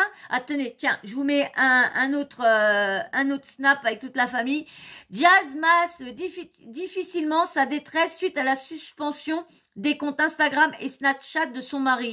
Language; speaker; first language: French; native; French